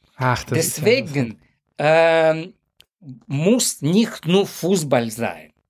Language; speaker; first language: German; non-native, learner; Ukrainian